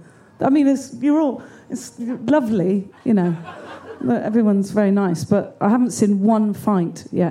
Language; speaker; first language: English; native; English